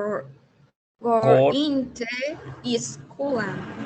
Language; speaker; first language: Swedish; non-native, learner; Spanish